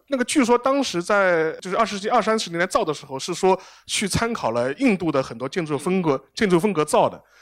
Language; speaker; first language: Chinese; native; Chinese